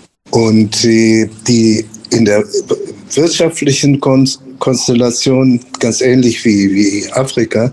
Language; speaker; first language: German; non-native, fluent; Spanish